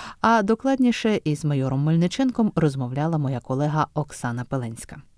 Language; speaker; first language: Ukrainian; native; Ukrainian